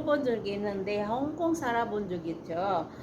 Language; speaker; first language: Korean; non-native, learner; Cebuano